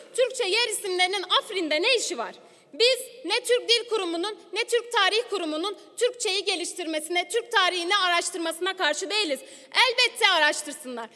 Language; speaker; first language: Turkish; non-native, local second language; Kurdish